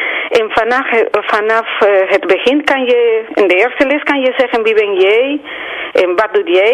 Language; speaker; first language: Dutch; non-native, learner; Spanish